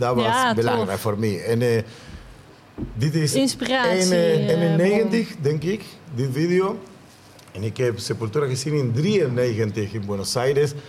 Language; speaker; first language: Dutch; non-native, learner; Spanish